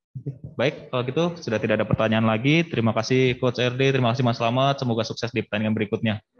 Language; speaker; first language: Indonesian; native; Indonesian